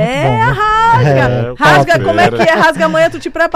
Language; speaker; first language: Portuguese; native; Portuguese